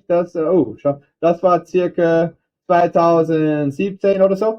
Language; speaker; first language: German; non-native, fluent; English